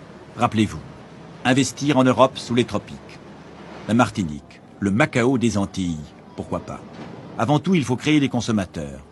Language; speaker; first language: French; native; French